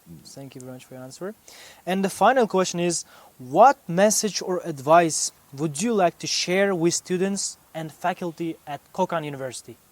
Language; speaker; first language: English; non-native, fluent; Uzbek